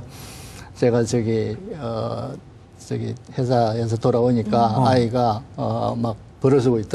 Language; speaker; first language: Korean; native; Korean